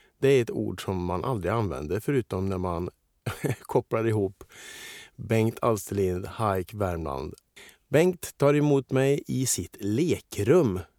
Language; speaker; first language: Swedish; native; Swedish